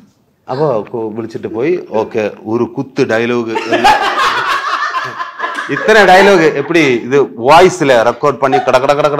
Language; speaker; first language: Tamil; non-native, learner; Malayalam